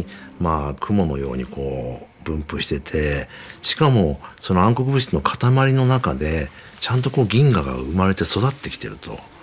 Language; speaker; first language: Japanese; native; Japanese